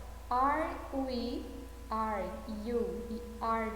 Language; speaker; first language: English; non-native, fluent; Portuguese